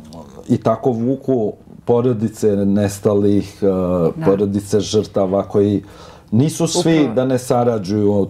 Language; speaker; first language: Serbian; non-native, local second language; Albanian